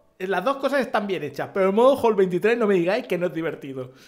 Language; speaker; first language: Spanish; native; Spanish